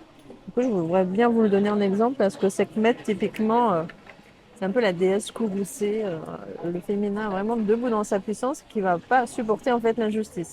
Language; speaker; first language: French; native; French